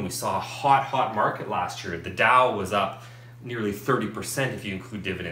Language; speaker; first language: English; native; English